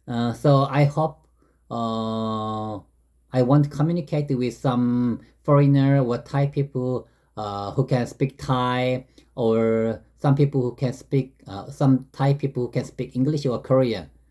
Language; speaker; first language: English; non-native, learner; Korean